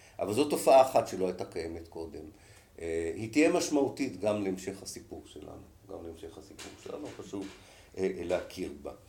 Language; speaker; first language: Hebrew; native; Hebrew